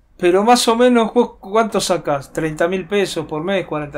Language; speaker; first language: Spanish; native; Spanish